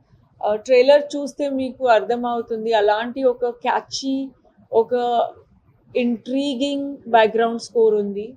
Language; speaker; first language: Telugu; non-native, local second language; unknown